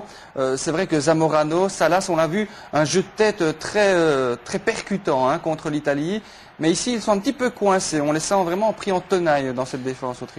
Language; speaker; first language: French; native; French